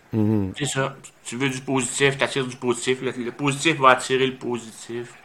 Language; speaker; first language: French; native; French